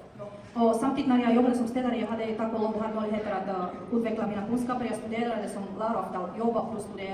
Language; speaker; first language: Swedish; non-native, fluent; Bulgarian